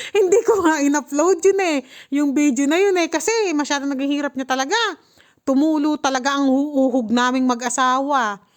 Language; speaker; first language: Filipino; native; Filipino